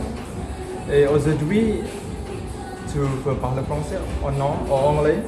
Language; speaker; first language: French; non-native, learner; Indonesian